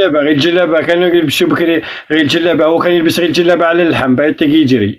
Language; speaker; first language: Arabic; native; Arabic